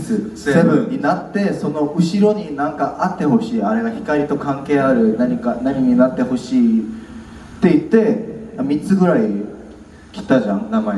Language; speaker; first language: Japanese; non-native, fluent; Korean